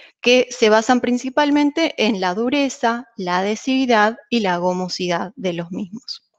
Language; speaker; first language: Spanish; native; Spanish